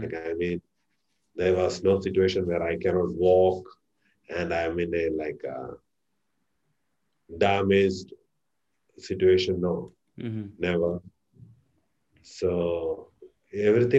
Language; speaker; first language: English; non-native, local second language; Malayalam